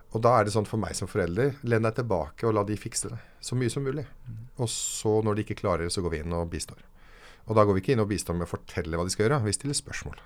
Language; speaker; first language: Norwegian; early bilingual, other home language; Arabic